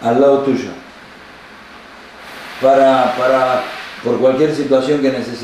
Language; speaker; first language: Spanish; native; Spanish